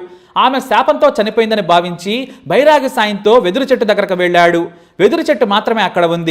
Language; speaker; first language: Telugu; native; Telugu